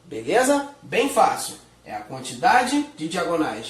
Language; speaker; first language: Portuguese; native; Portuguese